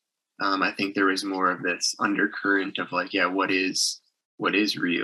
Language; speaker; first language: English; native; English